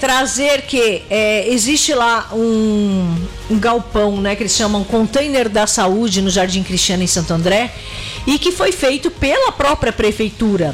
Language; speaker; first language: Portuguese; native; Portuguese